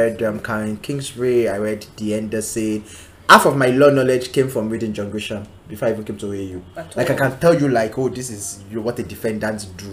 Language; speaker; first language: English; non-native, local second language; Yoruba